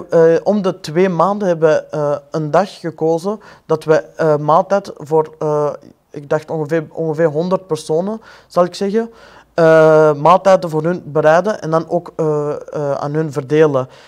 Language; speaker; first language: Dutch; non-native, fluent; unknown